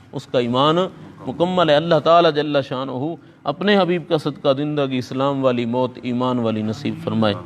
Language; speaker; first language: Urdu; non-native, local second language; Punjabi